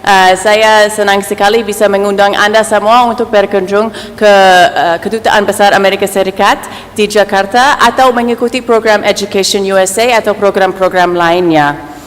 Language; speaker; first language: Indonesian; non-native, fluent; English